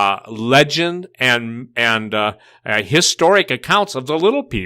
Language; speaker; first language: English; native; English